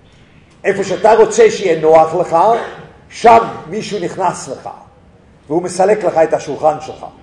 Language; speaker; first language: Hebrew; non-native, fluent; English